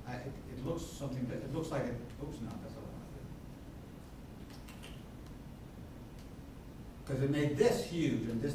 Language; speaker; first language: English; non-native, fluent; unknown